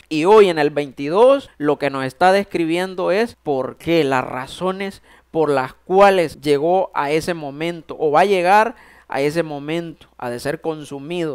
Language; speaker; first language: Spanish; native; Spanish